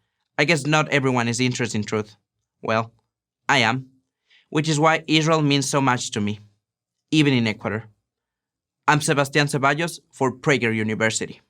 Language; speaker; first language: English; non-native, fluent; Spanish